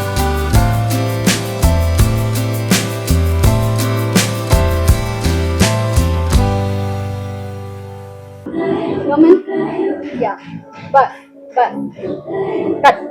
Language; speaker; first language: Telugu; non-native, local second language; Bangla